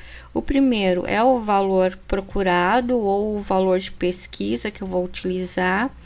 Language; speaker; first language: Portuguese; native; Portuguese